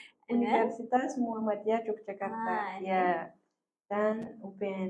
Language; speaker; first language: Indonesian; non-native, fluent; Malagasy